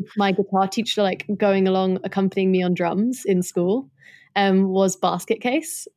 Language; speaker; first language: English; native; English